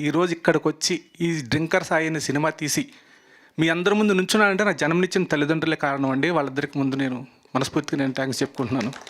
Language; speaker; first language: Telugu; native; Telugu